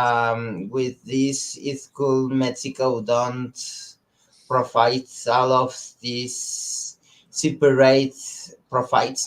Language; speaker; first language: English; non-native, learner; Spanish